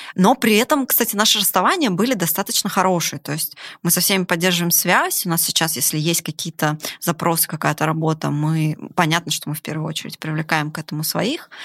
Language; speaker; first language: Russian; native; Russian